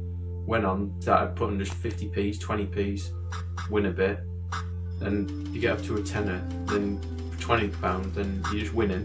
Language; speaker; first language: English; native; English